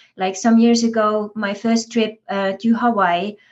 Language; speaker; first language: English; non-native, fluent; Estonian